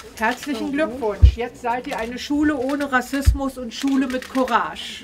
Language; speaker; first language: German; native; German